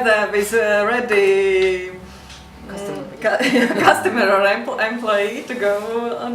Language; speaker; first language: English; non-native, learner; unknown